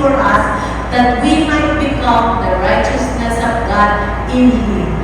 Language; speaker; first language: English; non-native, local second language; Filipino